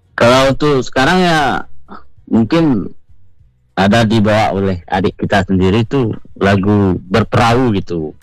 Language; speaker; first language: Indonesian; non-native, local second language; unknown